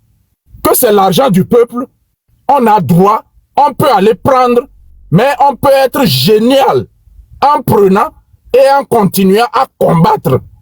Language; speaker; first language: French; non-native, local second language; Ewe